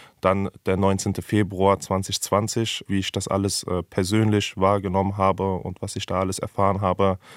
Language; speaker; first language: German; early bilingual, other home language; Persian